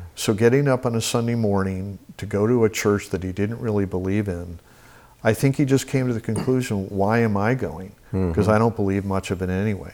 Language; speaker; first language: English; native; English